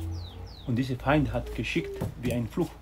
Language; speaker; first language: German; non-native, learner; Spanish